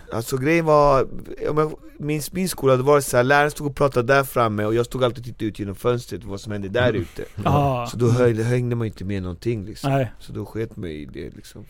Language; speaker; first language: Swedish; native; Swedish